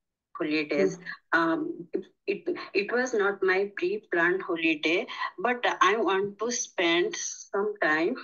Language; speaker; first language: English; non-native, learner; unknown